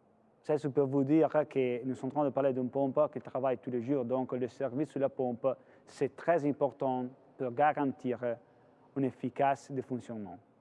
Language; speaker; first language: French; non-native, fluent; Italian